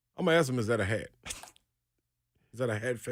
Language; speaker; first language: English; native; English